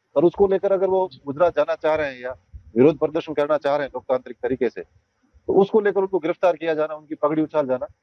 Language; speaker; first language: Hindi; native; Hindi